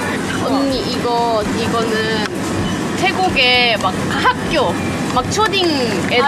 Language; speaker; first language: Korean; non-native, fluent; Thai